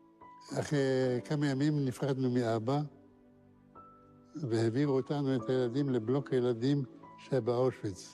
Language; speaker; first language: Hebrew; non-native, fluent; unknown